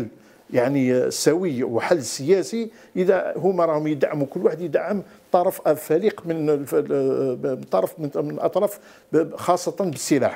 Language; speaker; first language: Arabic; native; Arabic